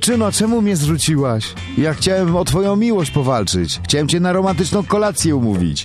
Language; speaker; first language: Polish; native; Polish